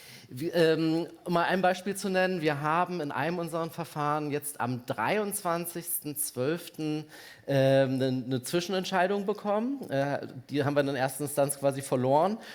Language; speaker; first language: German; native; German